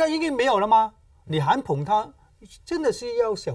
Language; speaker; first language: Chinese; native; Chinese